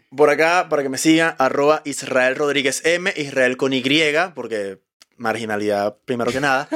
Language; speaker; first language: Spanish; native; Spanish